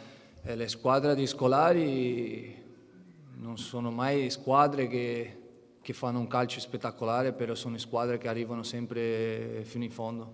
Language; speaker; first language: Italian; non-native, fluent; Portuguese